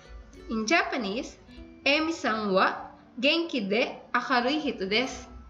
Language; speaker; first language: Japanese; non-native, fluent; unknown